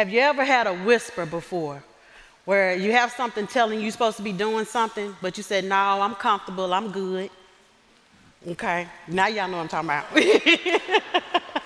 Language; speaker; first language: English; native; English